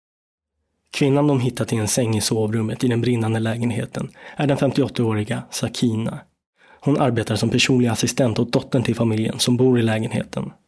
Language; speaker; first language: Swedish; native; Swedish